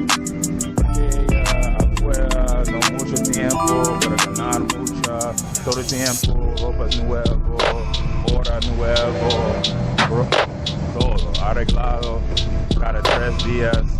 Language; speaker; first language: Spanish; non-native, learner; English